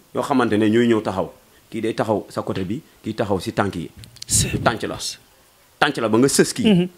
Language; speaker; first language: Wolof; non-native, local second language; Jola-Fonyi